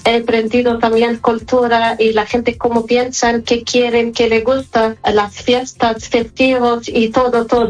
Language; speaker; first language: Spanish; non-native, fluent; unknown